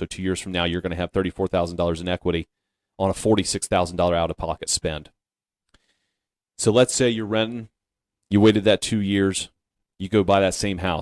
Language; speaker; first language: English; native; English